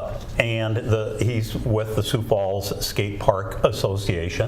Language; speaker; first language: English; native; English